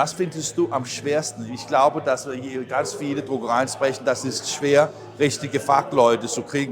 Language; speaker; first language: German; non-native, learner; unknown